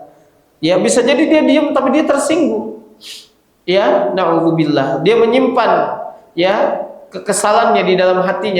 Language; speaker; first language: Indonesian; native; Indonesian